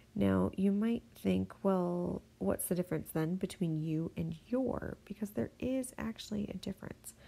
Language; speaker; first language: English; native; English